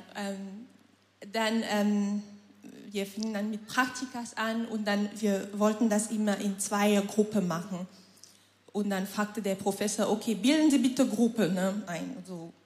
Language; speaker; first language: German; non-native, fluent; French